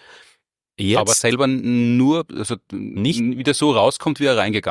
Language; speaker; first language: German; native; German